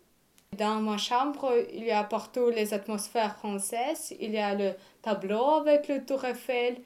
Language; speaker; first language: French; non-native, fluent; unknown